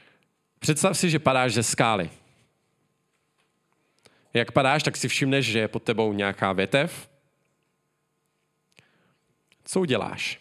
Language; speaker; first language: Czech; native; Czech